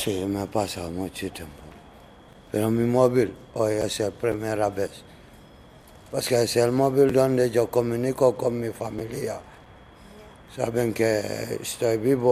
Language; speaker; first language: Spanish; non-native, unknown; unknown